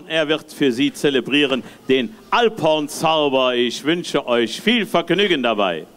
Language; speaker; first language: German; native; German